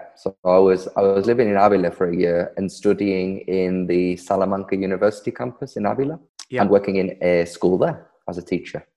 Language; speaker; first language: English; native; English